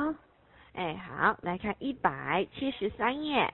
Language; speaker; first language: Chinese; non-native, fluent; Korean